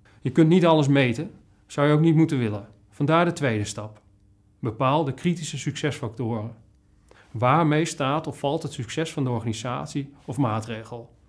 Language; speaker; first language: Dutch; native; Dutch